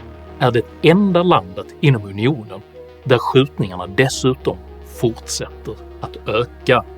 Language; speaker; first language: Swedish; native; Swedish